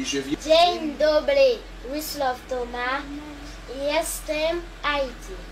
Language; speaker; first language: Polish; non-native, learner; French